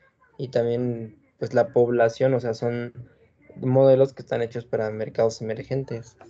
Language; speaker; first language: Spanish; native; Spanish